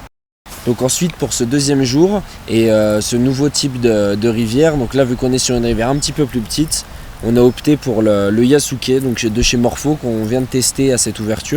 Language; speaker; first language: French; native; French